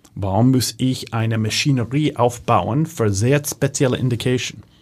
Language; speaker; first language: German; non-native, fluent; English